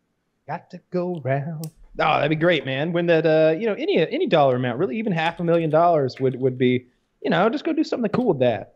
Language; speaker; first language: English; native; English